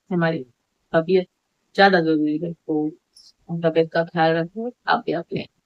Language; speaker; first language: Hindi; non-native, local second language; Marathi